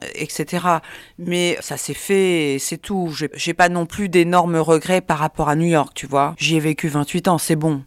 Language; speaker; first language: French; native; French